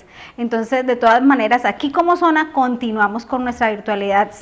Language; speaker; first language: Spanish; native; Spanish